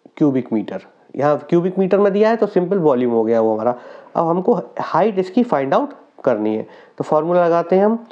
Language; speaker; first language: Hindi; native; Hindi